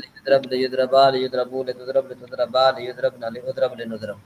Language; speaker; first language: Arabic; non-native, fluent; Urdu